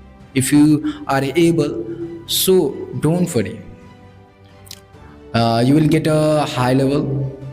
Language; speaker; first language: English; non-native, learner; Bhojpuri